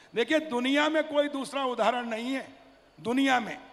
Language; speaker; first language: Hindi; native; Hindi